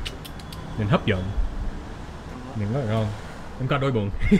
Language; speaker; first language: Vietnamese; non-native, learner; English